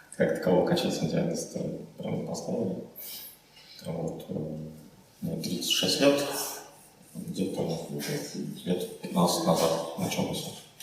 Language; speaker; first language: Russian; native; Russian